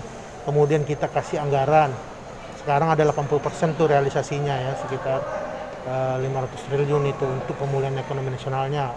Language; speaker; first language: Indonesian; native; Indonesian